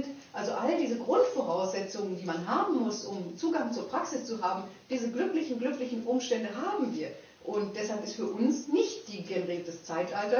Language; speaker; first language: German; native; German